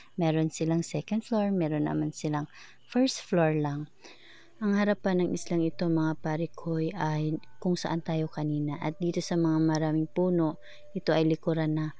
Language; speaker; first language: Filipino; non-native, local second language; Cebuano